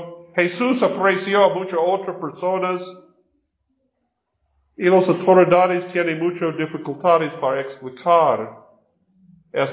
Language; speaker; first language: Spanish; non-native, learner; English